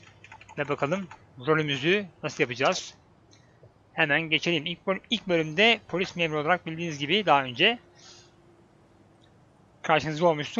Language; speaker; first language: Turkish; native; Turkish